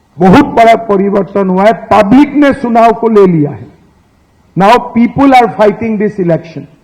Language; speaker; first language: Hindi; non-native, local second language; Assamese